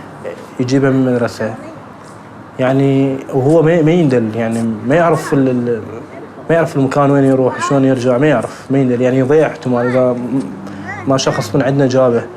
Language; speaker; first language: Arabic; native; Arabic